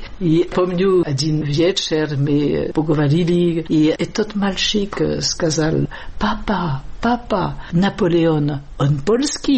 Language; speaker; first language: Russian; non-native, fluent; French